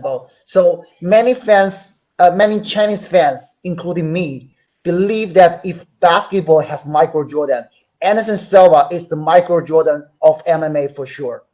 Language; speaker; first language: English; non-native, fluent; Chinese